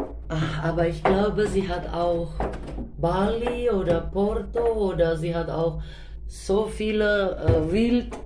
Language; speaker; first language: German; non-native, fluent; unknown